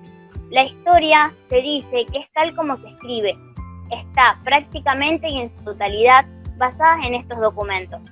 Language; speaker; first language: Spanish; native; Spanish